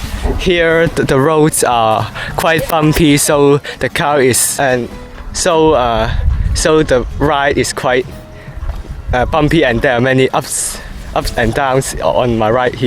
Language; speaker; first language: English; non-native, learner; Cantonese